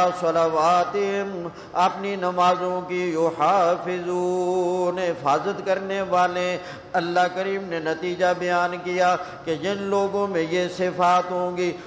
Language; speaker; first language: Urdu; non-native, local second language; Punjabi